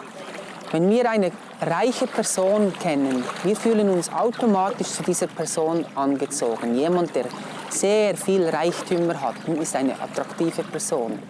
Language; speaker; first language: German; non-native, fluent; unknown